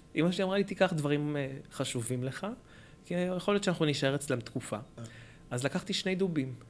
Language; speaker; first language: Hebrew; early bilingual, other home language; Arabic